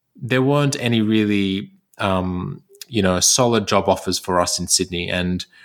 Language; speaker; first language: English; native; English